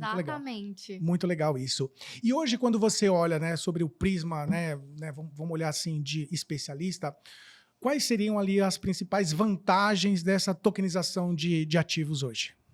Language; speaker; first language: Portuguese; native; Portuguese